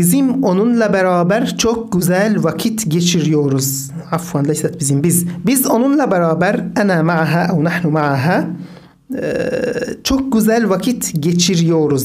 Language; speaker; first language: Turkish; non-native, fluent; Arabic